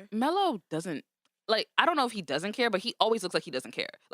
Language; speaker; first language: English; native; English